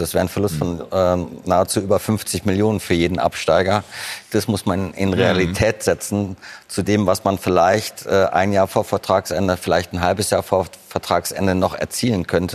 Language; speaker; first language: German; native; German